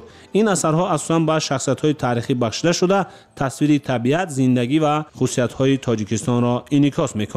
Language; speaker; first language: Tajik; native; Tajik